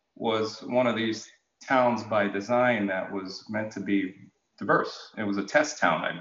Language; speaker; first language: English; native; English